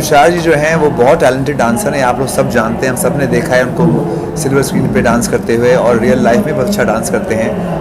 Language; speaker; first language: Hindi; native; Hindi